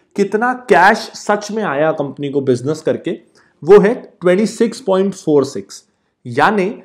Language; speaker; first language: Hindi; native; Hindi